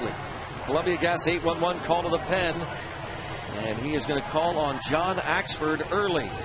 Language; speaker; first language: English; native; English